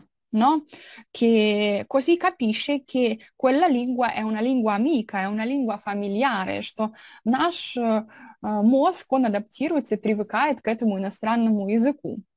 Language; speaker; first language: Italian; non-native, fluent; Russian